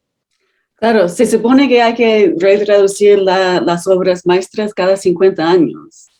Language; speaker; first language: Spanish; non-native, fluent; English